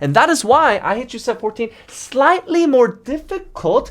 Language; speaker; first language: English; early bilingual, other home language; Korean